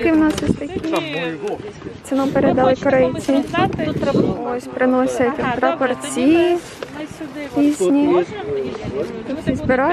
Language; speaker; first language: Ukrainian; native; Ukrainian